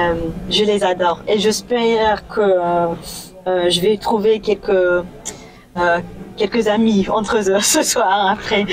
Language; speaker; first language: French; non-native, fluent; English